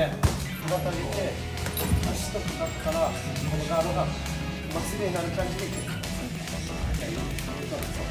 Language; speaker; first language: Japanese; native; Japanese